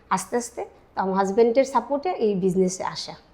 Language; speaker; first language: Bangla; native; Bangla